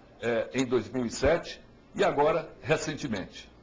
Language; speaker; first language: Portuguese; native; Portuguese